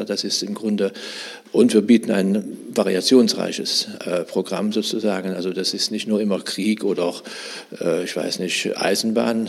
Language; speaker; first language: German; native; German